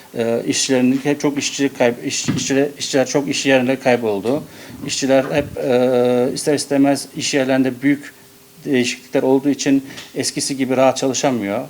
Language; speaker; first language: Turkish; early bilingual, heritage; Turkish